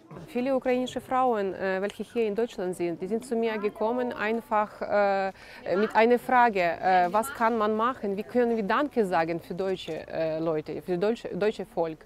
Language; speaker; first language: German; non-native, learner; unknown